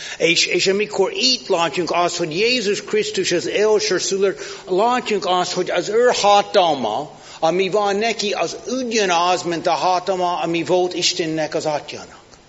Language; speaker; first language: Hungarian; non-native, fluent; English